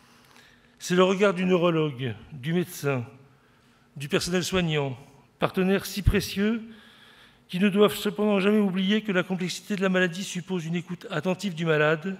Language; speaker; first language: French; native; French